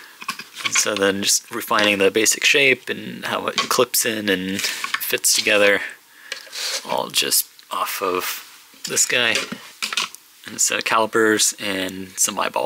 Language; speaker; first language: English; native; English